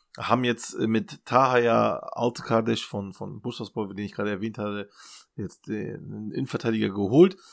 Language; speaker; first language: German; early bilingual, other home language; Turkish